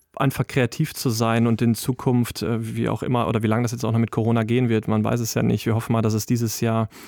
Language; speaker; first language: German; native; German